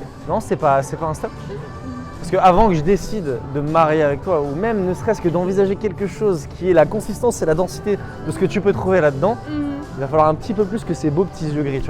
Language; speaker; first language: French; native; French